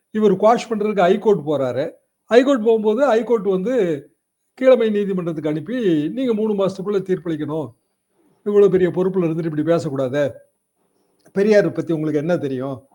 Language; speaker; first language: Tamil; native; Tamil